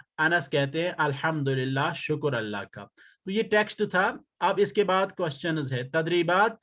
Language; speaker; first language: Urdu; native; Urdu